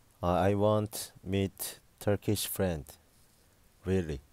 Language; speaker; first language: English; non-native, learner; Korean